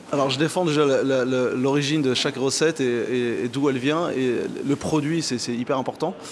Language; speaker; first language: French; early bilingual, other home language; Arabic